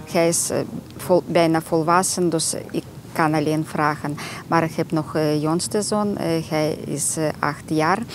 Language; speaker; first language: Dutch; non-native, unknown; Russian